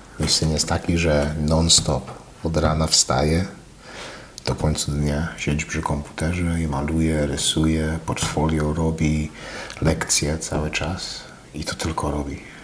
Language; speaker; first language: Polish; early bilingual, heritage; Polish